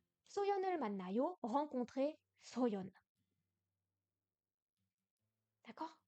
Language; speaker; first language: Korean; non-native, fluent; French